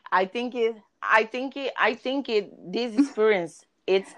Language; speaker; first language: English; non-native, learner; Portuguese